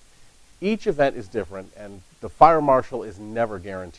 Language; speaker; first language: English; native; English